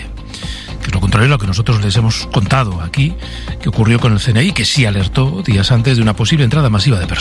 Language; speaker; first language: Spanish; native; Spanish